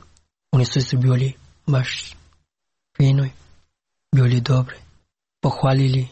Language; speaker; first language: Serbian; non-native, learner; Pashto